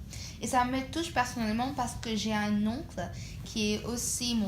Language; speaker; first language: French; non-native, fluent; English